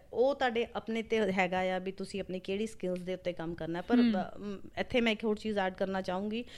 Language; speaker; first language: Punjabi; native; Punjabi